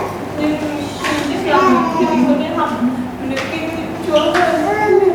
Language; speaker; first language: Vietnamese; non-native, local second language; Hmong